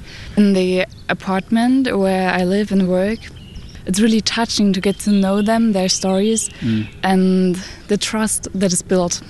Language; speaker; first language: English; non-native, fluent; German